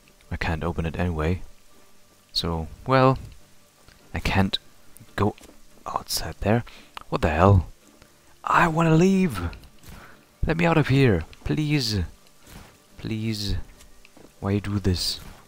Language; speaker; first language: English; non-native, fluent; German